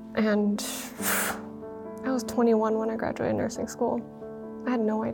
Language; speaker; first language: English; early bilingual, other home language; Vietnamese